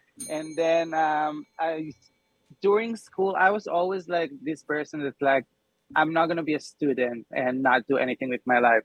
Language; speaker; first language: English; non-native, fluent; Hebrew